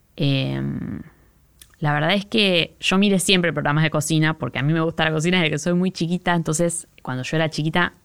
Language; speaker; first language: Spanish; native; Spanish